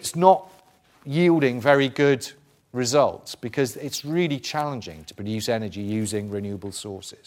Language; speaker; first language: English; native; English